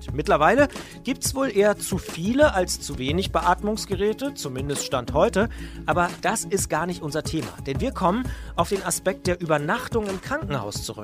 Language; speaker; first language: German; native; German